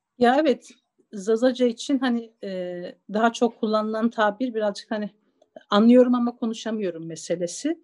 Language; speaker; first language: Turkish; non-native, local second language; Zaza